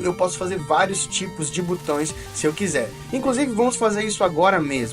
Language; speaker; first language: Portuguese; native; Portuguese